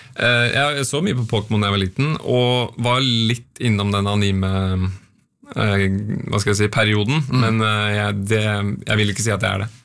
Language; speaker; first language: Norwegian; native; Norwegian